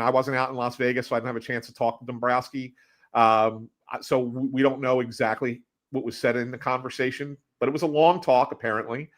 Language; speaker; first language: English; native; English